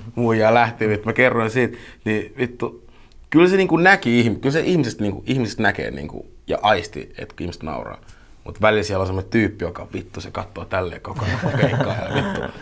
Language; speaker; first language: Finnish; early bilingual, other home language; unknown